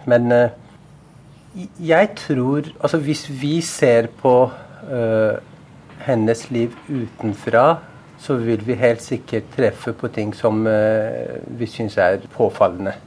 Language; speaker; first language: Norwegian; non-native, fluent; Persian